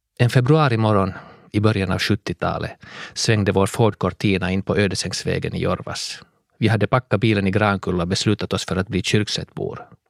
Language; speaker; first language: Swedish; native; Swedish